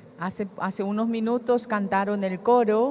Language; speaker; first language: Spanish; native; Spanish